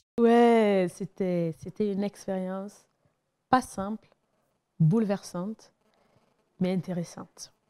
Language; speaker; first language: French; non-native, local second language; Mossi